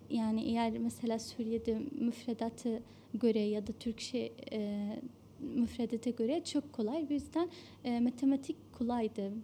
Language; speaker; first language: Turkish; non-native, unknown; Arabic